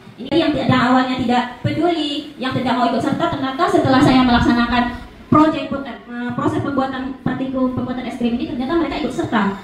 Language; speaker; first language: Indonesian; native; Indonesian